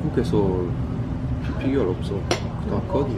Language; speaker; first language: Korean; non-native, learner; French